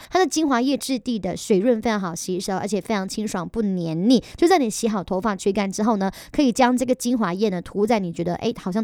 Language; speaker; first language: Chinese; native; Chinese